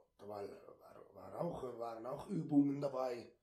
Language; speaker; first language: German; native; German